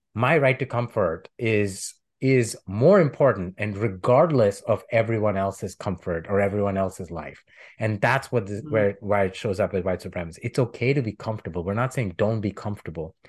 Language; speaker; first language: English; non-native, local second language; Gujarati